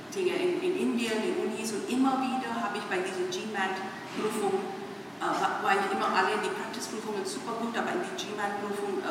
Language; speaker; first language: German; non-native, fluent; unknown